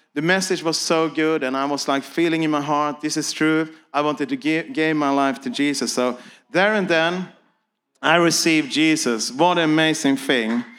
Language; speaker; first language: English; non-native, fluent; Swedish